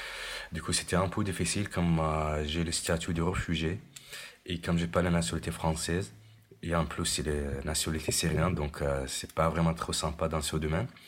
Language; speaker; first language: French; non-native, fluent; Arabic